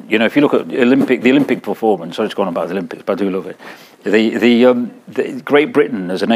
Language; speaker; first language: English; native; English